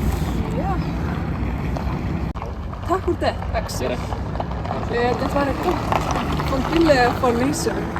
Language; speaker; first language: Danish; non-native, learner; Icelandic